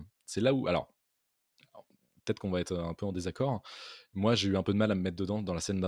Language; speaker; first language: French; native; French